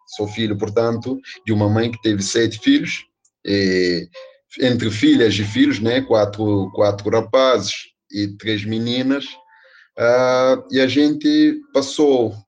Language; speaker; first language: Portuguese; non-native, local second language; Kabuverdianu